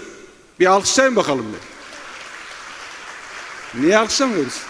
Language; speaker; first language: Turkish; native; Turkish